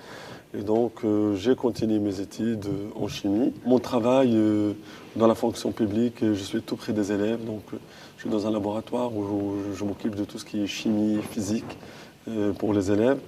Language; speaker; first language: French; non-native, local second language; Arabic